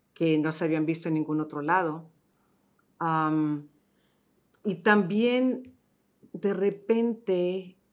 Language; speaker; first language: Spanish; native; Spanish